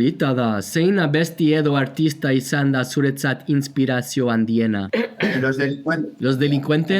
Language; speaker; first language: Basque; non-native, learner; English